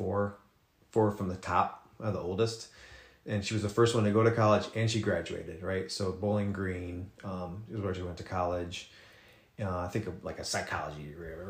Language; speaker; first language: English; native; English